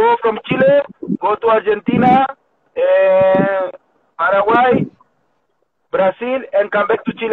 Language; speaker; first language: English; non-native, learner; Spanish